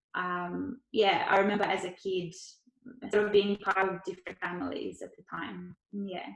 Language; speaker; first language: English; early bilingual, other home language; Ukrainian